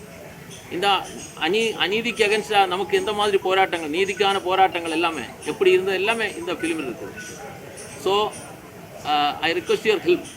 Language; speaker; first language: Tamil; non-native, learner; Malayalam